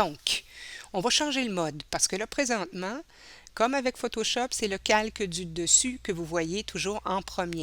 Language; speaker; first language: French; native; French